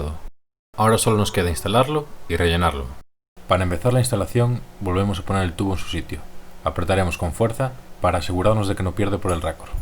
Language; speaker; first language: Spanish; native; Spanish